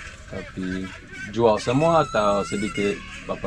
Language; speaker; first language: Indonesian; non-native, learner; English